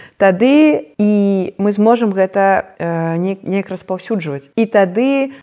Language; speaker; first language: Belarusian; non-native, local second language; Russian